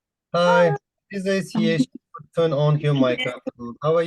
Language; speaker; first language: English; non-native, fluent; Uzbek